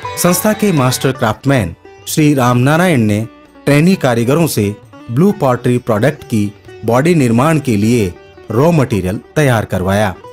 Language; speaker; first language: Hindi; native; Hindi